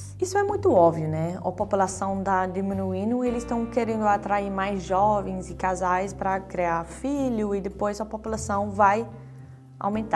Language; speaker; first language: Portuguese; non-native, fluent; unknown